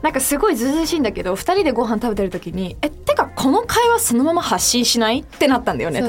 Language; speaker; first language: Japanese; native; Japanese